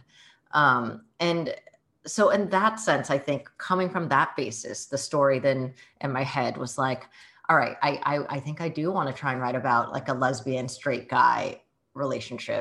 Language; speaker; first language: English; early bilingual, other home language; Chinese